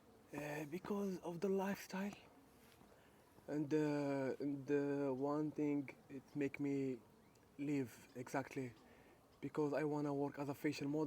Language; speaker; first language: English; non-native, learner; Arabic